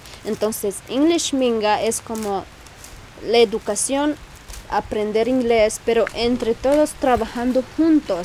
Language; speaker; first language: Spanish; non-native, local second language; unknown